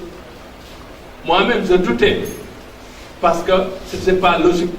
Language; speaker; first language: French; non-native, local second language; Fula